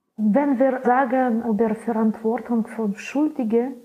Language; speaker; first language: German; non-native, learner; Belarusian